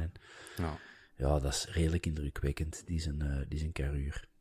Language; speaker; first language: Dutch; native; Dutch